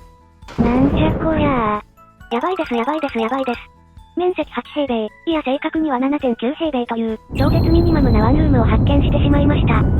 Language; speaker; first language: Japanese; native; Japanese